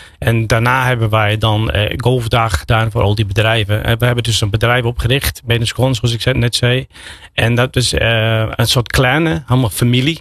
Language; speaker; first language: Dutch; non-native, fluent; English